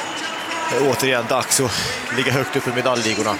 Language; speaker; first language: Swedish; native; Swedish